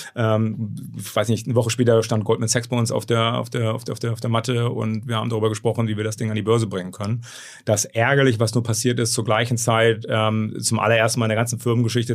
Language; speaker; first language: German; native; German